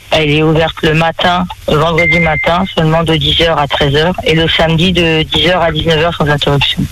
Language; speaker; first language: French; native; French